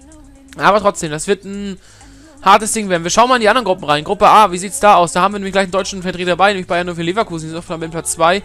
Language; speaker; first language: German; native; German